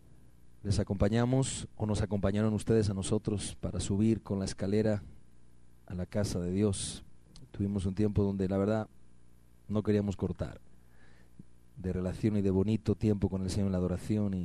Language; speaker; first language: Spanish; native; Spanish